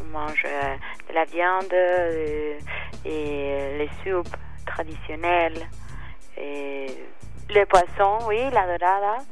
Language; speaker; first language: French; non-native, fluent; Spanish